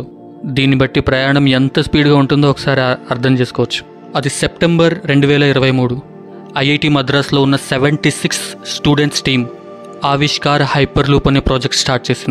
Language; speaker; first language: Telugu; native; Telugu